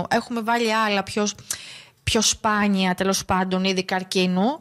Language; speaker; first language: Greek; native; Greek